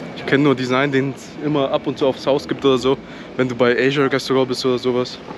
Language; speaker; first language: German; native; German